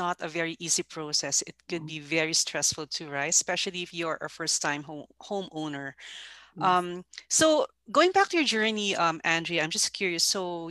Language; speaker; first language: English; non-native, local second language; Filipino